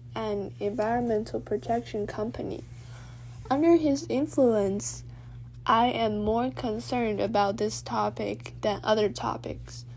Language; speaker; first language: English; non-native, fluent; Chinese